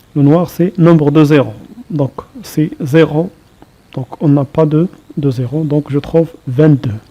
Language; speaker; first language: French; non-native, local second language; Arabic